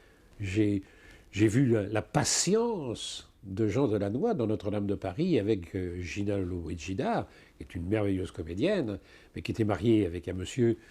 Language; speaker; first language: French; native; French